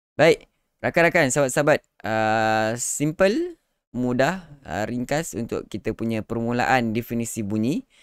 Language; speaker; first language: Malay; native; Malay